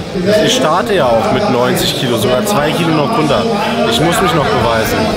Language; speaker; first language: German; native; German